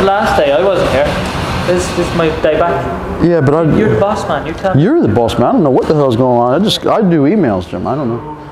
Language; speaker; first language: English; native; English